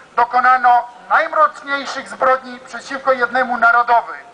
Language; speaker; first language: Polish; non-native, fluent; Serbian